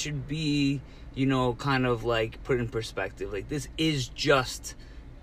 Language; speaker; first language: English; native; English